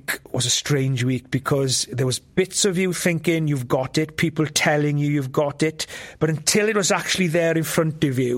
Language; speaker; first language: English; non-native, local second language; Welsh